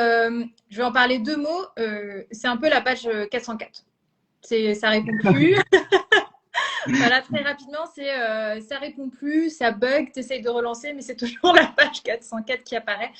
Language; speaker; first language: French; native; French